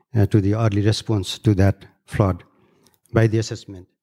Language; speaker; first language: English; non-native, local second language; Nepali